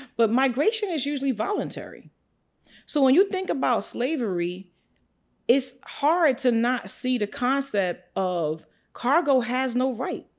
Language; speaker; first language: English; native; English